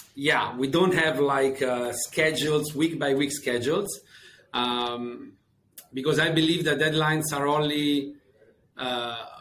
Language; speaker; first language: English; non-native, fluent; Italian